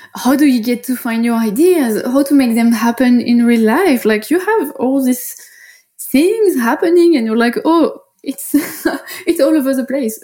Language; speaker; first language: English; non-native, fluent; French